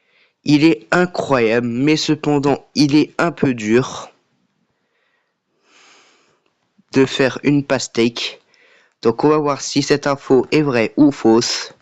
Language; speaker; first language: French; native; French